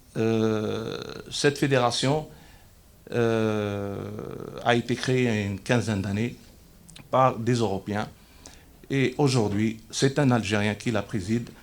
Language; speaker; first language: French; non-native, local second language; Arabic